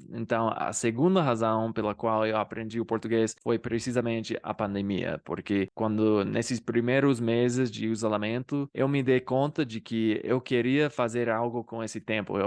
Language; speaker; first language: Portuguese; non-native, fluent; English